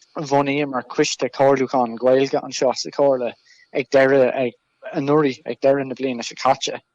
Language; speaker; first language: Irish; non-native, local second language; English